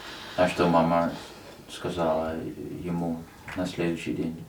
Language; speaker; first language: Russian; non-native, fluent; Dutch